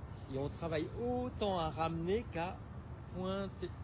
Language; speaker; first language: French; native; French